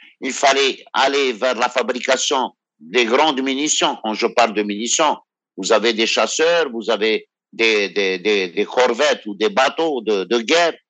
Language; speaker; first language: French; non-native, local second language; Arabic